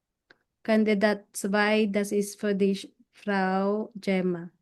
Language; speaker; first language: German; non-native, fluent; Filipino